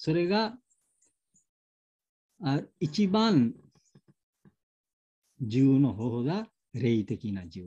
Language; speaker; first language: Japanese; non-native, learner; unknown